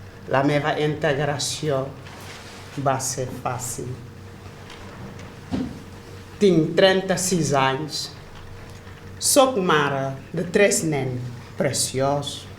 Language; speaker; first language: Catalan; non-native, fluent; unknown